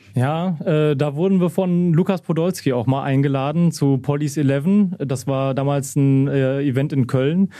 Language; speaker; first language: German; native; German